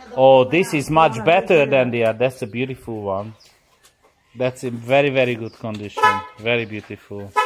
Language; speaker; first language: English; non-native, learner; Hungarian